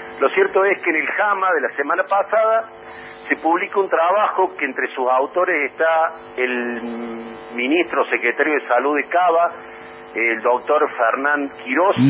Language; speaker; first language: Spanish; native; Spanish